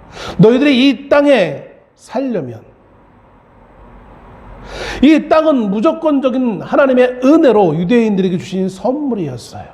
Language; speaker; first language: Korean; native; Korean